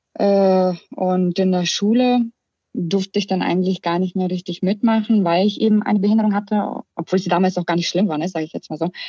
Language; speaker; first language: German; early bilingual, other home language; Russian